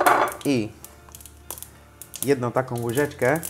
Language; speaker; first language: Polish; non-native, learner; Hindi